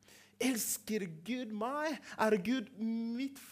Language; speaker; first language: Norwegian; non-native, fluent; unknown